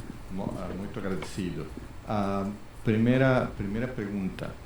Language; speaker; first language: Portuguese; non-native, learner; Spanish